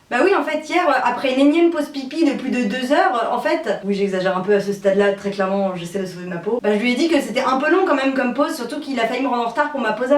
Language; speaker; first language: French; native; French